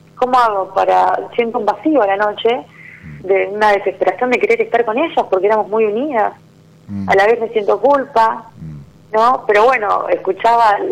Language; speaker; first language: Spanish; native; Spanish